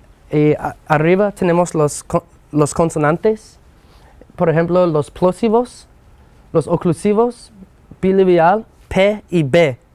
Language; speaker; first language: Spanish; non-native, fluent; English